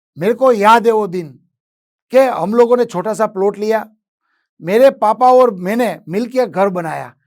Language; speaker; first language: Hindi; non-native, local second language; Gujarati